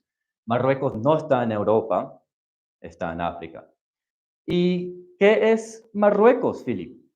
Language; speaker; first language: Spanish; non-native, fluent; English